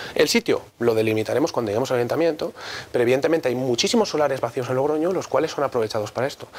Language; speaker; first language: Spanish; native; Spanish